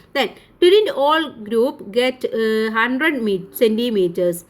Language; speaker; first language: English; non-native, local second language; Malayalam